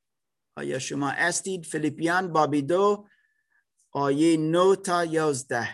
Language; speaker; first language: Persian; non-native, learner; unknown